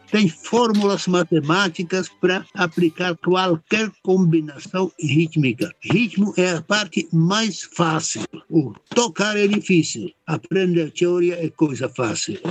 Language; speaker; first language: Portuguese; non-native, fluent; Czech